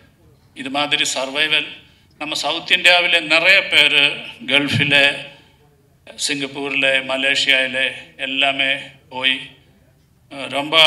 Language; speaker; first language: Tamil; non-native, learner; Malayalam